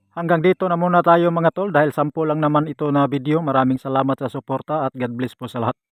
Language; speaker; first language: Filipino; non-native, local second language; Cebuano